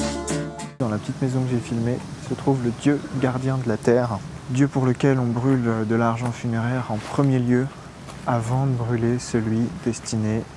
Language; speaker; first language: French; native; French